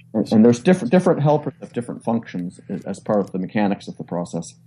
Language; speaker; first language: English; native; English